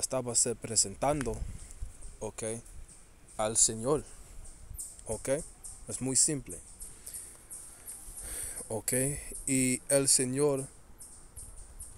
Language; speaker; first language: Spanish; early bilingual, heritage; Spanish